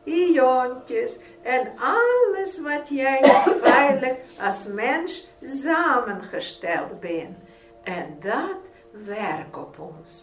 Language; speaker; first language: Dutch; non-native, fluent; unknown